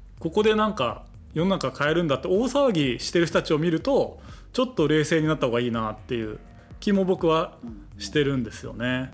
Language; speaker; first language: Japanese; native; Japanese